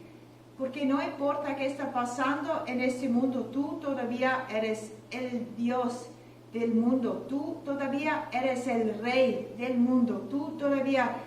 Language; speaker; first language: Spanish; non-native, learner; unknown